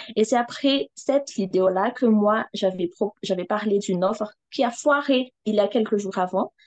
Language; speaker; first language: French; non-native, local second language; Malagasy